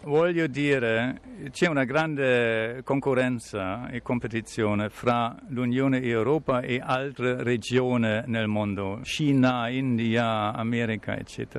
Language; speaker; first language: Italian; non-native, fluent; German